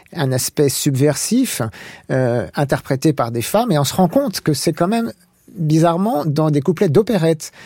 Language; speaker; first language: French; native; French